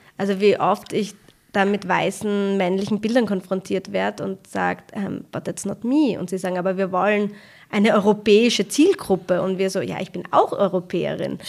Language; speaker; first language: German; early bilingual, other home language; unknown